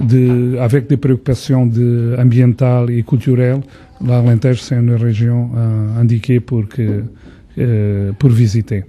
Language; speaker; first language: French; non-native, fluent; Portuguese